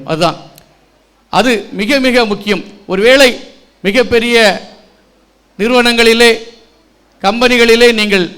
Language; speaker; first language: Tamil; native; Tamil